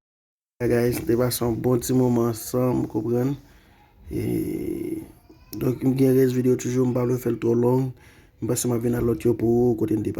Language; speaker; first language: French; non-native, learner; Haitian Creole